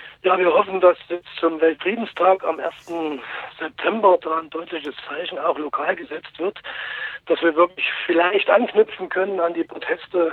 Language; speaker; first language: German; native; German